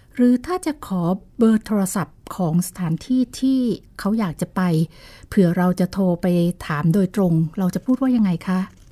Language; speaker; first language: Thai; native; Thai